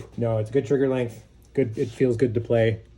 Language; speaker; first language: English; native; English